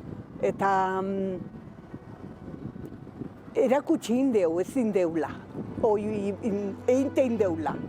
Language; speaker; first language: Basque; non-native, local second language; Spanish